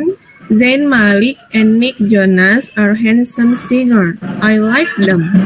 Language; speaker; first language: English; non-native, learner; Indonesian